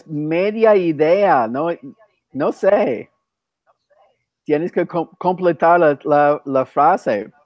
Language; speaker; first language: Spanish; non-native, fluent; English